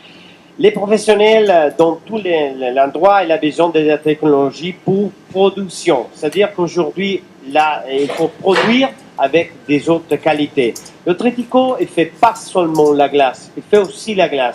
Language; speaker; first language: French; non-native, fluent; Italian